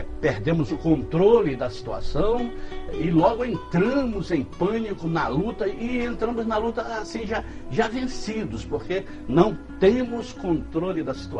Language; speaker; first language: Portuguese; native; Portuguese